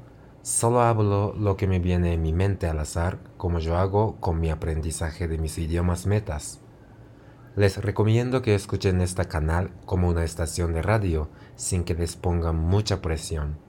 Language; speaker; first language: Spanish; non-native, fluent; Japanese